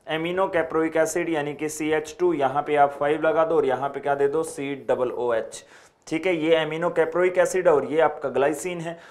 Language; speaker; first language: Hindi; native; Hindi